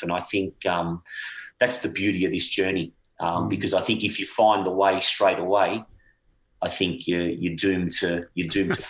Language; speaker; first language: English; native; English